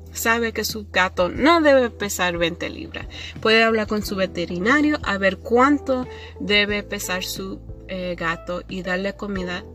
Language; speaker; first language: Spanish; early bilingual, heritage; Spanish